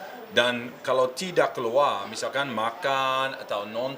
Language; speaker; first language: Indonesian; non-native, learner; English